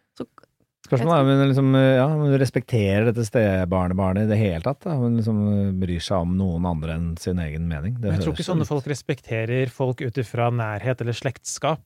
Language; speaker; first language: Norwegian; early bilingual, other home language; Persian